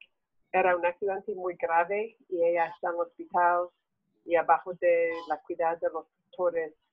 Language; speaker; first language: Spanish; non-native, learner; English